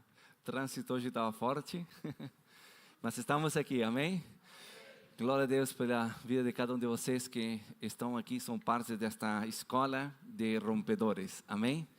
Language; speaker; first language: Portuguese; non-native, fluent; Spanish